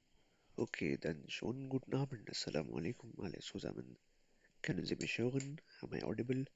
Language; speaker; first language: German; non-native, fluent; Urdu